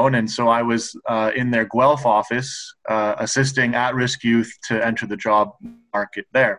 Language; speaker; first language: English; native; English